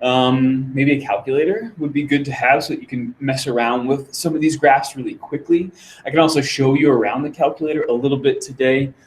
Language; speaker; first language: English; native; English